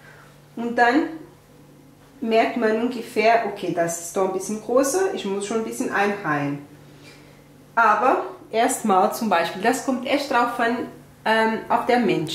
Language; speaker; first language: German; non-native, fluent; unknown